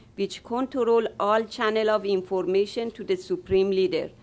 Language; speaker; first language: English; non-native, fluent; Persian